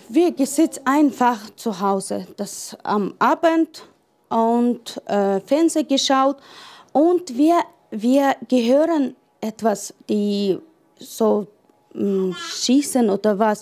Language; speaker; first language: German; non-native, learner; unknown